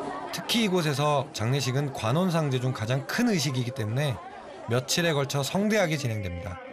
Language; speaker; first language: Korean; native; Korean